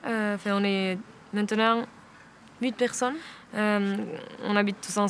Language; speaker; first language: French; non-native, fluent; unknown